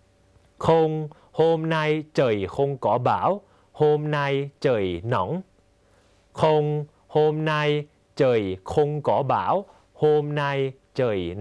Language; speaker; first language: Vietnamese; non-native, fluent; Thai